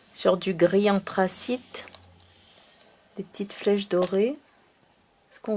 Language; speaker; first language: French; native; French